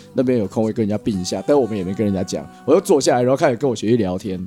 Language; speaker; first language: Chinese; native; Chinese